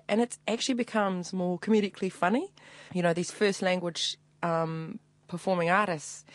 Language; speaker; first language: English; native; English